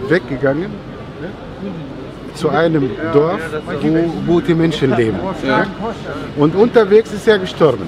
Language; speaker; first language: German; non-native, fluent; Arabic